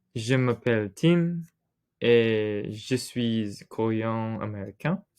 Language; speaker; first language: French; non-native, learner; English